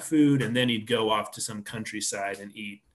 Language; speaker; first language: English; native; English